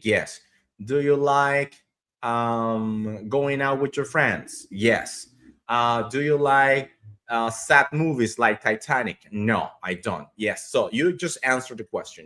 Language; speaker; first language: English; non-native, fluent; Spanish